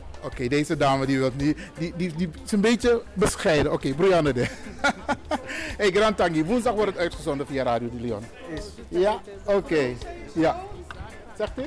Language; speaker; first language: Dutch; native; Dutch